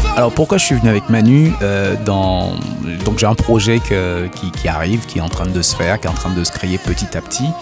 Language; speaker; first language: French; non-native, local second language; Haitian Creole